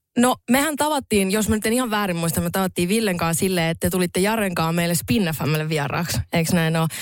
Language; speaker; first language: Finnish; native; Finnish